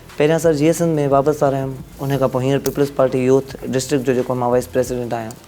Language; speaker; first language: Sindhi; native; Sindhi